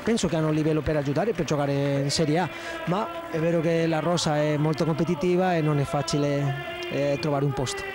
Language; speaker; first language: Italian; non-native, fluent; Spanish